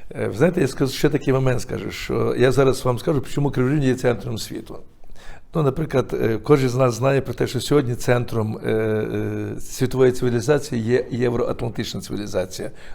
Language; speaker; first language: Ukrainian; native; Ukrainian